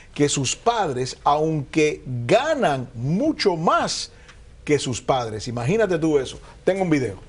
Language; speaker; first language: Spanish; early bilingual, heritage; Spanish